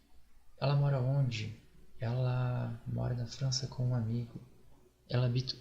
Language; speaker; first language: Portuguese; non-native, fluent; French